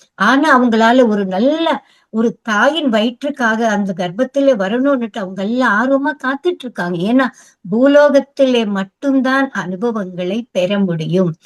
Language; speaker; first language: Tamil; non-native, local second language; Telugu